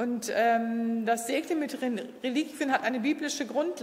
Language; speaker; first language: German; native; German